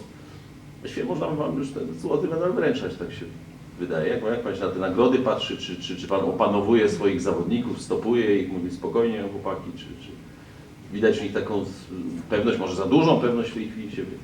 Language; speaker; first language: Polish; native; Polish